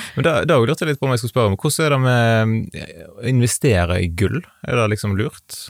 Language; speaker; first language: Norwegian; native; Norwegian